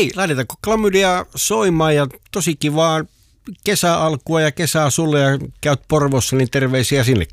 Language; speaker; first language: Finnish; native; Finnish